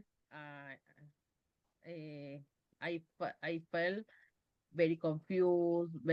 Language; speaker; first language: English; non-native, learner; Spanish